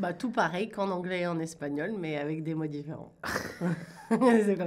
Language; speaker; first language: French; native; French